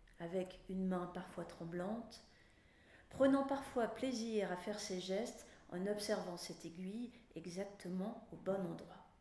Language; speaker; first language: French; native; French